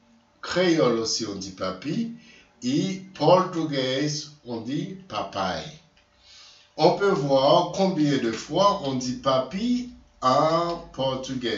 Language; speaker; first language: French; non-native, local second language; Haitian Creole